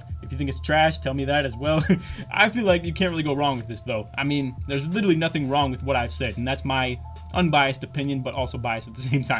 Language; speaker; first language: English; native; English